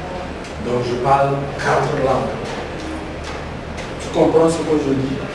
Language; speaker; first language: French; non-native, learner; Igbo